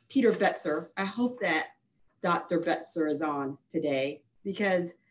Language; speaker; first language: English; native; English